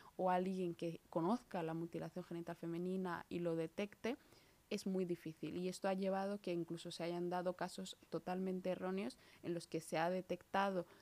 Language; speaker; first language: Spanish; early bilingual, other home language; Somali